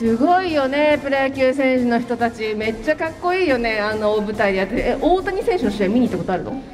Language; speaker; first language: Japanese; native; Japanese